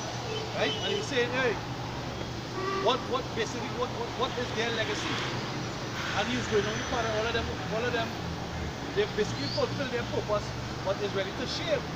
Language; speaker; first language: English; native; English